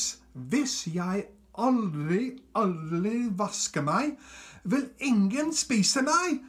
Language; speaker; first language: Norwegian; non-native, fluent; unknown